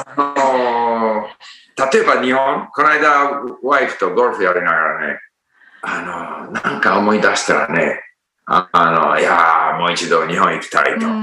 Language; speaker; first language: Japanese; non-native, fluent; English